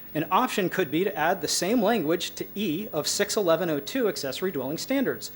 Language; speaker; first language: English; native; English